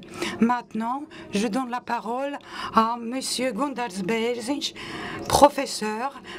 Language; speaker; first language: French; non-native, local second language; Latvian